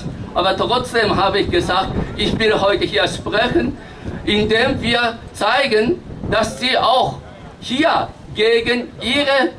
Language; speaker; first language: German; non-native, fluent; Japanese